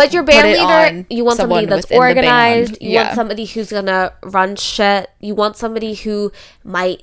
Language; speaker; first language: English; native; English